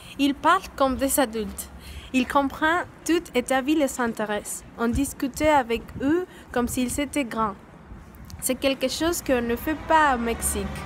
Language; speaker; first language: French; non-native, learner; Spanish